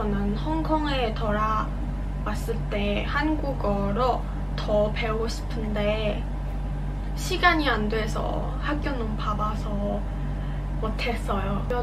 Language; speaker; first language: Korean; non-native, learner; Cantonese